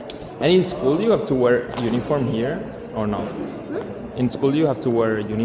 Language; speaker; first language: English; non-native, fluent; Spanish